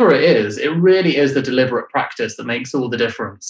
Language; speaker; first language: English; native; English